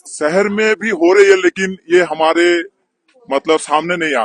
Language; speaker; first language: Hindi; non-native, fluent; Bangla